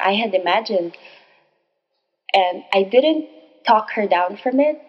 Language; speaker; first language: English; non-native, local second language; Filipino